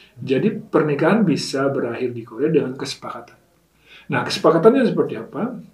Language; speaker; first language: Indonesian; native; Indonesian